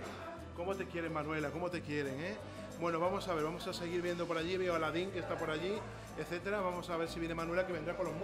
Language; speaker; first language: Spanish; native; Spanish